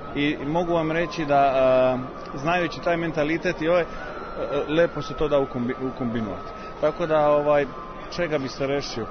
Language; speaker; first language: Serbian; early bilingual, heritage; Serbian